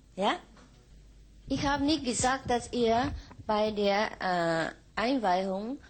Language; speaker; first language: German; non-native, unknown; Vietnamese